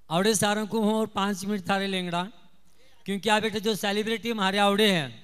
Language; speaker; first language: Hindi; non-native, local second language; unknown